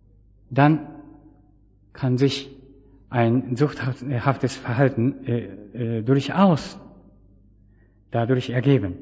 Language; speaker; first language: German; non-native, fluent; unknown